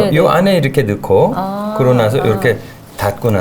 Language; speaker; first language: Korean; native; Korean